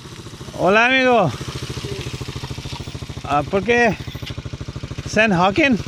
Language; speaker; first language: Spanish; non-native, learner; Hindi